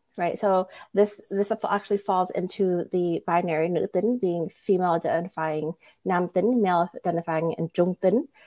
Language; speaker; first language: English; early bilingual, other home language; Vietnamese